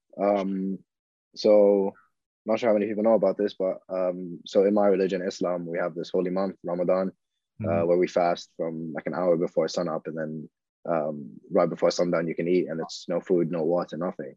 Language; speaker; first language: English; non-native, fluent; Arabic